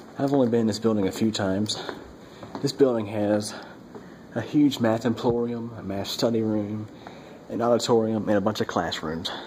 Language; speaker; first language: English; native; English